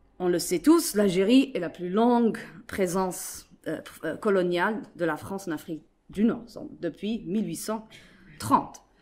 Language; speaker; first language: French; non-native, local second language; Arabic